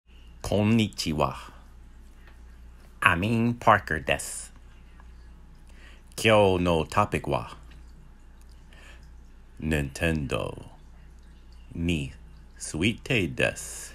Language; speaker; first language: Japanese; non-native, learner; English